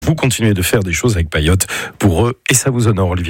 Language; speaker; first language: French; native; French